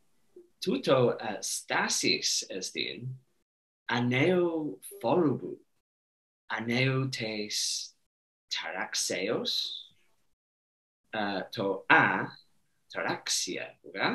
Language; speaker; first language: Greek; non-native, learner; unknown